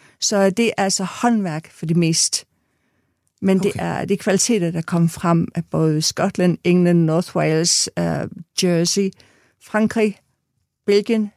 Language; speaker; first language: Danish; non-native, fluent; English